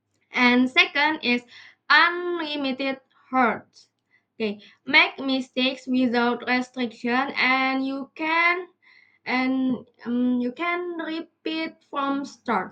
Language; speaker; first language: English; non-native, learner; Indonesian